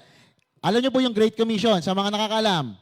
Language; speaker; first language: Filipino; native; Filipino